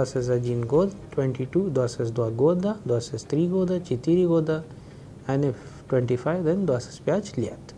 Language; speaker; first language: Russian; non-native, fluent; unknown